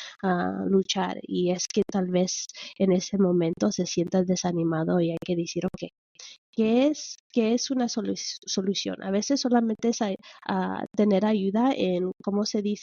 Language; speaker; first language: Spanish; early bilingual, heritage; Spanish